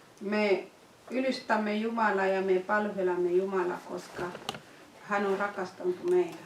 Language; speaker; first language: Finnish; non-native, fluent; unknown